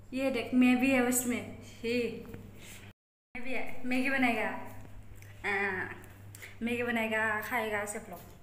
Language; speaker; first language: Hindi; non-native, local second language; Bodo